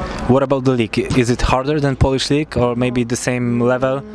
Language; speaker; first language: English; non-native, fluent; Polish